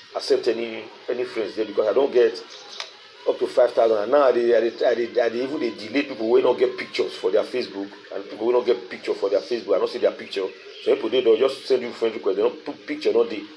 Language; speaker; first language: Nigerian Pidgin; non-native, local second language; Bini